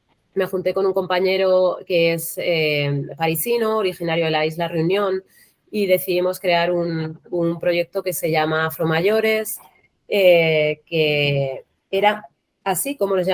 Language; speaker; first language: Spanish; native; Spanish